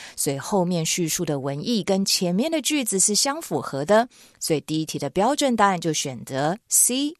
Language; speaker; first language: Chinese; native; Chinese